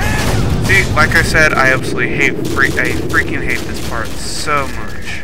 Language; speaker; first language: English; native; English